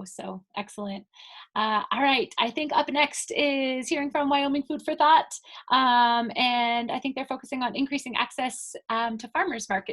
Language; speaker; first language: English; native; English